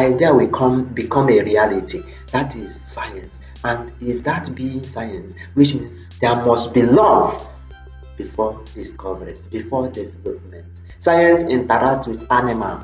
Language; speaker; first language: English; non-native, local second language; Igbo